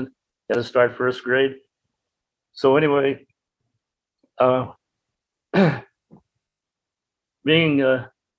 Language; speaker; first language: English; native; English